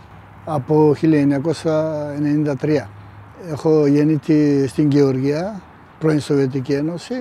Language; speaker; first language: Greek; non-native, fluent; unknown